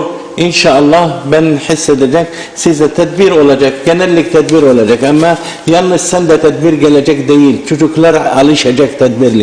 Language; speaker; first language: Turkish; non-native, learner; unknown